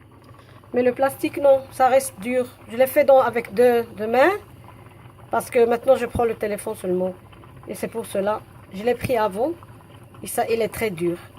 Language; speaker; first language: French; non-native, local second language; Arabic